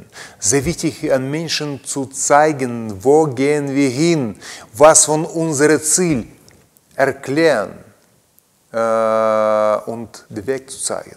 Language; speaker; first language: German; non-native, learner; Russian